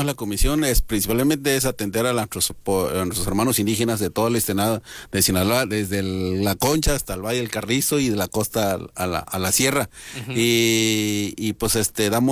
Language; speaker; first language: Spanish; non-native, local second language; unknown